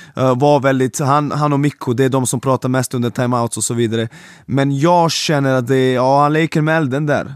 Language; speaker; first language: Swedish; non-native, fluent; Serbian